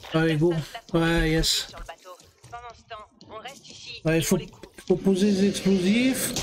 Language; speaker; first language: French; native; French